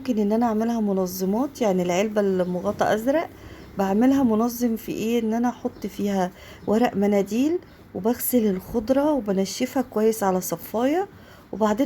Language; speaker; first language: Arabic; native; Arabic